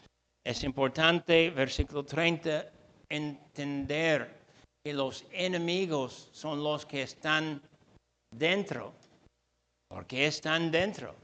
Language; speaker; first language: Spanish; non-native, fluent; English